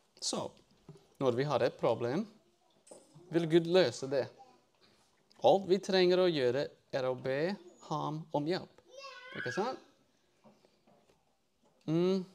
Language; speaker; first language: Norwegian; non-native, fluent; English